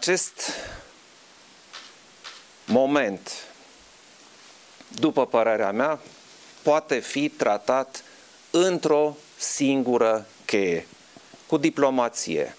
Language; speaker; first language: Romanian; non-native, local second language; German